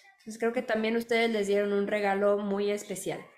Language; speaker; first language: Spanish; native; Spanish